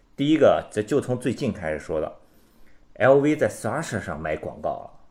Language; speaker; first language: Chinese; native; Chinese